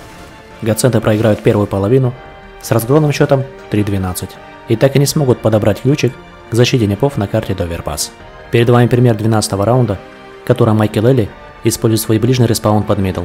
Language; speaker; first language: Russian; native; Russian